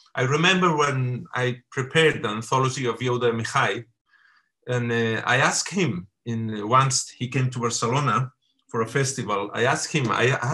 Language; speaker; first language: English; non-native, fluent; Catalan